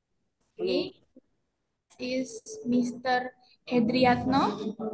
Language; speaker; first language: English; non-native, fluent; Indonesian